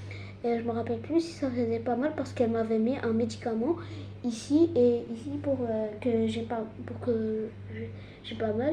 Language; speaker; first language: French; early bilingual, other home language; Arabic